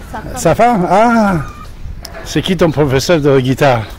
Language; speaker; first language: French; non-native, fluent; Persian